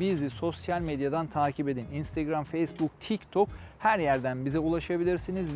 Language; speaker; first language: Turkish; native; Turkish